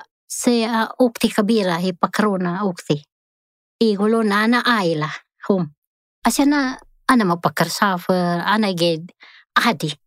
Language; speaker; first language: Arabic; non-native, learner; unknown